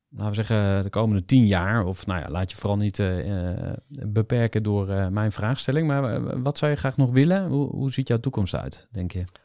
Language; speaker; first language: Dutch; native; Dutch